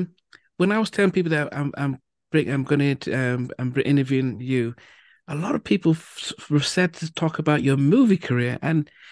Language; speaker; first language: English; native; English